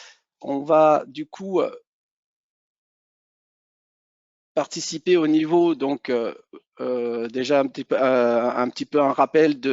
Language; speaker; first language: French; native; French